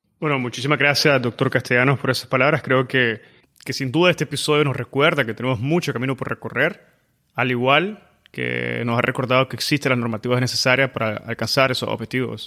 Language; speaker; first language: Spanish; native; Spanish